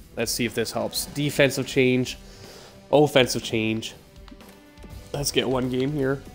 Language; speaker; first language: English; native; English